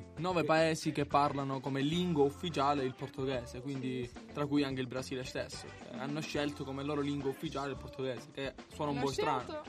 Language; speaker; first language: Italian; native; Italian